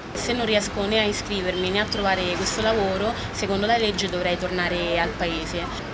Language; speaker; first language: Italian; early bilingual, other home language; French